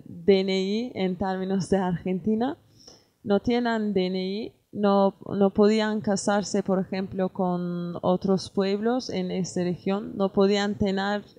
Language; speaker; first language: Spanish; non-native, learner; Kurdish